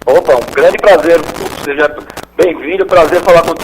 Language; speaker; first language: Portuguese; native; Portuguese